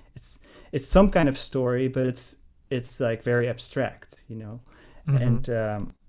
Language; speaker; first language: English; non-native, fluent; Dutch